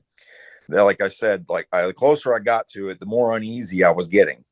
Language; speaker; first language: English; native; English